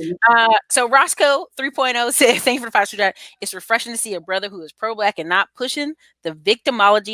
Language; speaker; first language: English; native; English